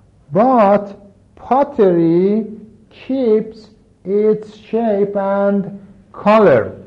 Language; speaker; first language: English; non-native, fluent; Persian